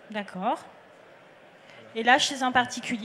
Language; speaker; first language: French; native; French